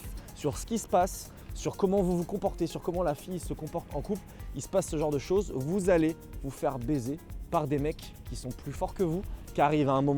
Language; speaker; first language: French; native; French